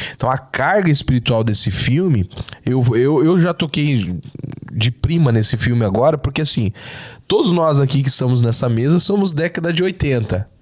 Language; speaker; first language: Portuguese; native; Portuguese